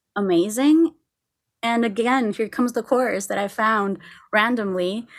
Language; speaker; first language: English; non-native, fluent; Spanish